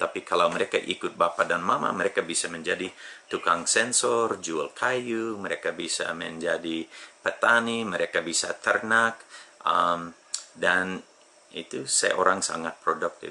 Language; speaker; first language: Indonesian; non-native, fluent; English